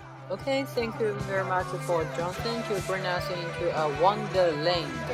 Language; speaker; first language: English; non-native, fluent; Chinese